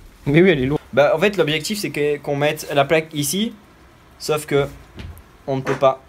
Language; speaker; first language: French; native; French